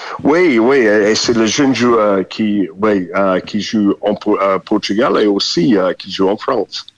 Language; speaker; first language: French; non-native, fluent; English